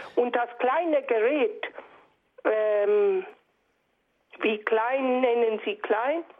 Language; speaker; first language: German; non-native, fluent; English